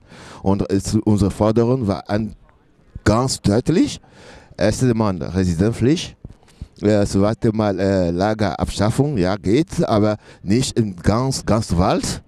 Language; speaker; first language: German; non-native, learner; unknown